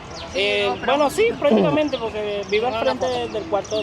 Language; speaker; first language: Spanish; native; Spanish